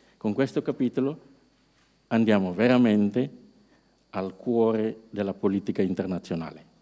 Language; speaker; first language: Italian; non-native, fluent; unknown